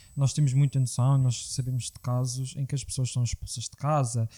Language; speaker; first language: Portuguese; native; Portuguese